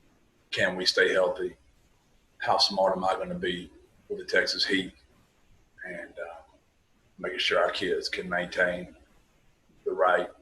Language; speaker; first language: English; native; English